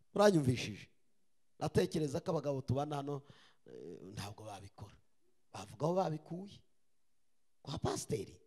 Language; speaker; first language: Kinyarwanda; native; Kinyarwanda